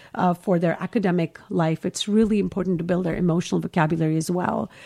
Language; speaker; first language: English; early bilingual, heritage; Hindi